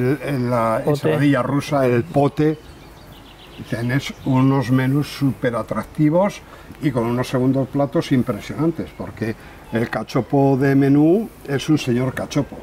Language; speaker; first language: Spanish; native; Spanish